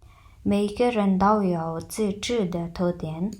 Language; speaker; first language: Chinese; non-native, fluent; Mongolian